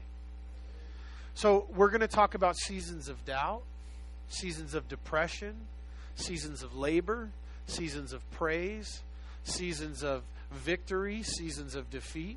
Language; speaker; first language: English; native; English